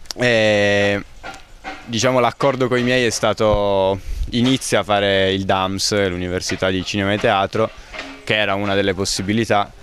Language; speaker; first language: Italian; native; Italian